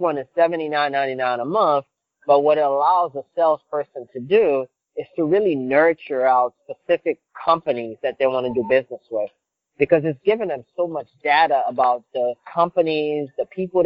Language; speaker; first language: English; non-native, fluent; Haitian Creole